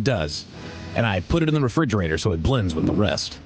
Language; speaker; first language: English; native; English